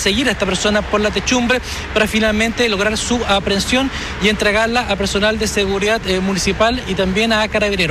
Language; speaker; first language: Spanish; native; Spanish